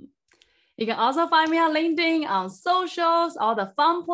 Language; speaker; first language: English; non-native, fluent; Chinese